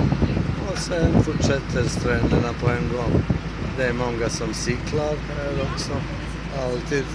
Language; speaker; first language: Swedish; non-native, fluent; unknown